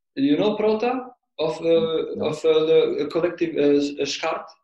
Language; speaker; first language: English; non-native, fluent; Albanian